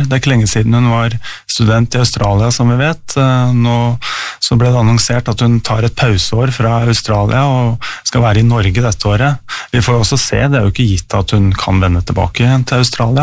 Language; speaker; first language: Norwegian; native; Norwegian